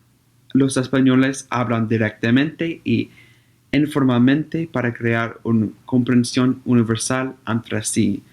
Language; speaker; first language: Spanish; non-native, learner; English